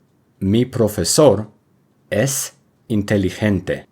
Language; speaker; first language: Spanish; non-native, fluent; English